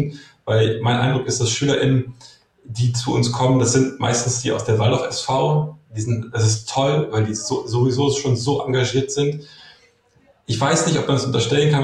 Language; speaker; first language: German; native; German